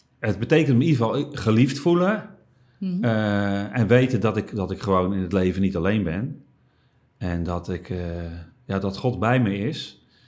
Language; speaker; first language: Dutch; native; Dutch